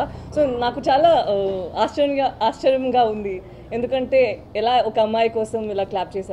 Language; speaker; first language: Telugu; non-native, learner; Tamil